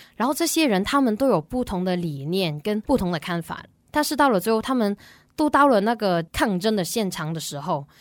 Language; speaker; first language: Chinese; non-native, local second language; Cantonese